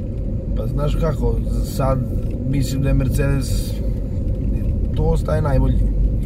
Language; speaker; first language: Serbian; native; Serbian